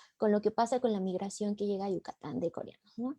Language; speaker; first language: Spanish; native; Spanish